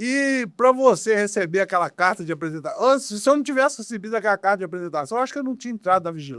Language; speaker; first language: Portuguese; native; Portuguese